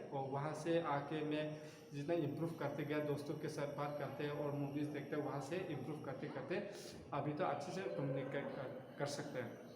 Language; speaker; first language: Hindi; non-native, local second language; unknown